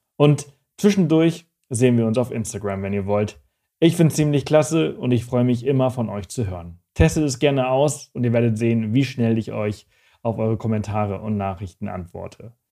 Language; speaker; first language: German; early bilingual, heritage; German